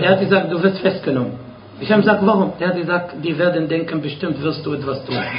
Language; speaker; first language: German; non-native, fluent; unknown